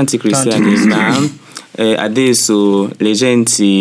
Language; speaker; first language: Italian; non-native, learner; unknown